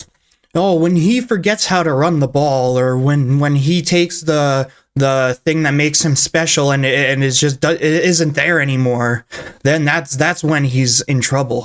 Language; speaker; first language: English; native; English